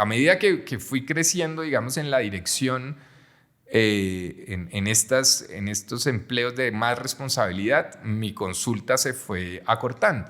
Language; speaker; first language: Spanish; native; Spanish